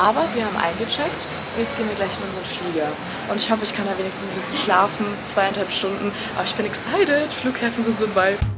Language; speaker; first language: German; native; German